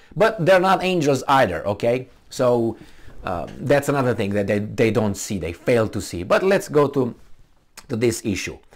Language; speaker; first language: English; non-native, fluent; Romanian